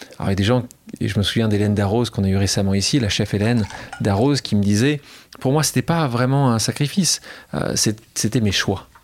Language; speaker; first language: French; native; French